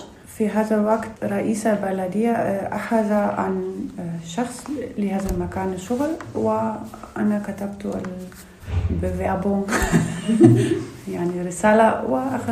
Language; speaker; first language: Arabic; non-native, learner; Russian